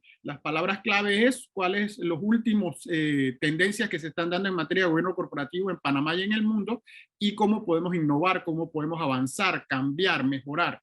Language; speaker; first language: Spanish; native; Spanish